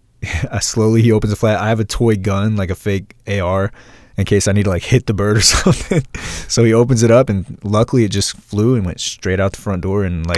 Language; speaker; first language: English; native; English